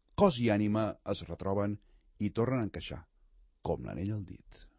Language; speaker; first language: Catalan; native; Catalan